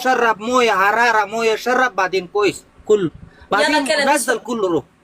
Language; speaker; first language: Arabic; non-native, learner; Pashto